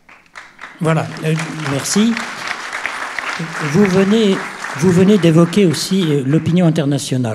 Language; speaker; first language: French; native; French